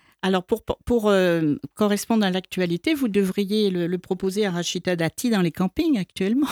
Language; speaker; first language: French; native; French